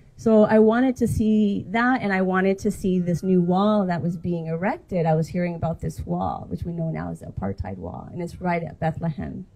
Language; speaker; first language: English; native; English